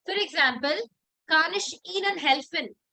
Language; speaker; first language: German; non-native, fluent; Hindi